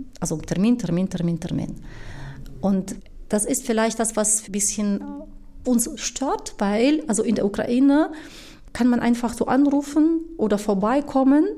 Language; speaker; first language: German; non-native, fluent; Ukrainian